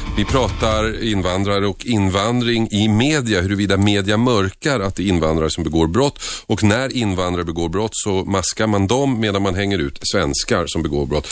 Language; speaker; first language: Swedish; early bilingual, other home language; Finnish